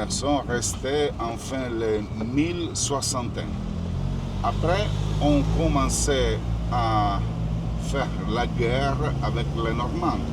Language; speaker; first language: French; non-native, learner; Italian